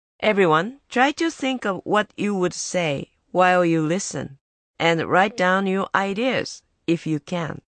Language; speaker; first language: English; non-native, fluent; Japanese